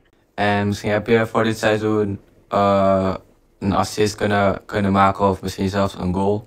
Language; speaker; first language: Dutch; non-native, fluent; Indonesian